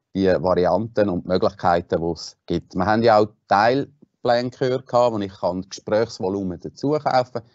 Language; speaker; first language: German; native; German